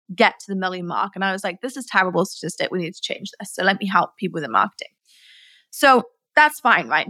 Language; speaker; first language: English; native; English